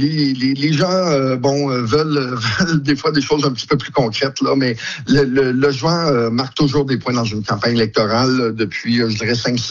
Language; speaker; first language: French; native; French